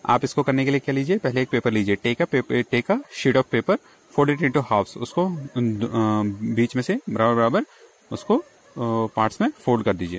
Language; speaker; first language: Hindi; native; Hindi